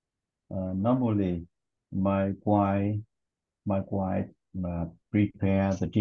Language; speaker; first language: English; non-native, learner; Vietnamese